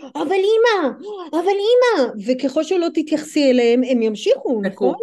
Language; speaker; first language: Hebrew; non-native, fluent; English